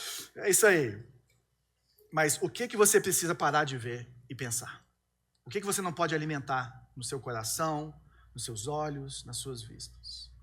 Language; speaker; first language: Portuguese; native; Portuguese